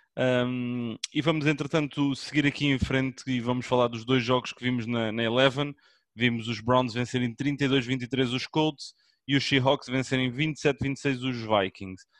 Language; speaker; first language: Portuguese; native; Portuguese